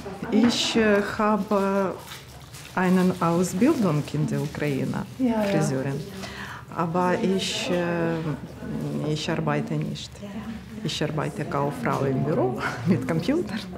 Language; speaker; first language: German; non-native, learner; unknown